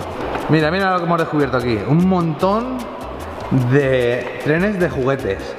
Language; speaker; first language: Spanish; native; Spanish